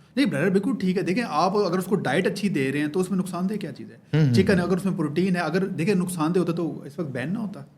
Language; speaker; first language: Urdu; non-native, local second language; Baluchi